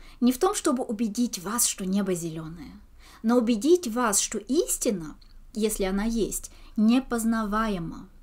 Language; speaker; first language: Russian; early bilingual, heritage; Russian